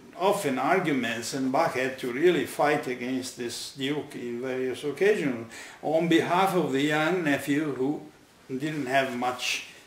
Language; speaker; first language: English; non-native, fluent; Italian